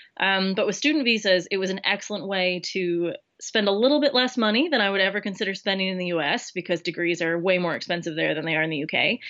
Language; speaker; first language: English; native; English